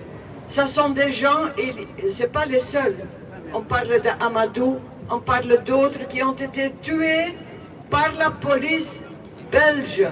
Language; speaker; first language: French; non-native, local second language; Dutch